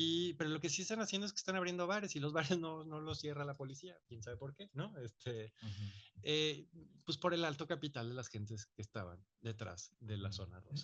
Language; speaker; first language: Spanish; native; Spanish